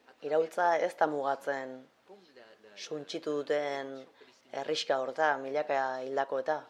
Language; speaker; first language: Basque; native; Basque